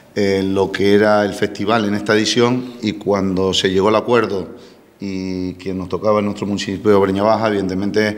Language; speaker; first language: Spanish; native; Spanish